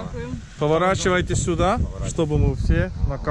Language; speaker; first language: Russian; non-native, learner; Estonian